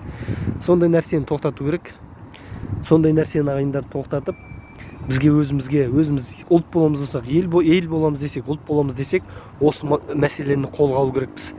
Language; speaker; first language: Kazakh; native; Kazakh